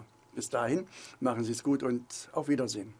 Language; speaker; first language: German; native; German